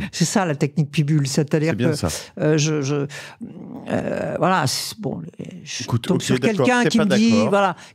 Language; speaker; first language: French; native; French